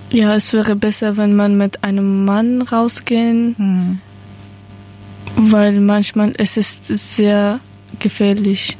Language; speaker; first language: German; non-native, learner; Persian